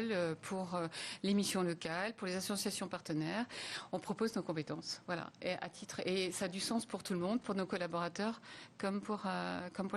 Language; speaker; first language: French; native; French